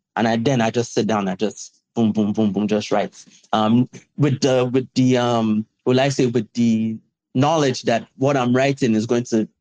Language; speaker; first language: English; non-native, local second language; Yoruba